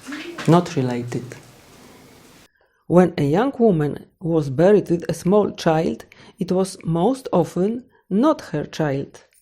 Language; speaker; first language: English; non-native, fluent; Polish